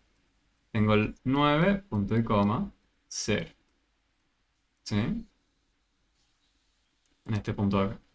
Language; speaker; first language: Spanish; native; Spanish